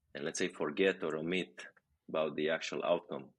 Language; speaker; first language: English; non-native, fluent; Romanian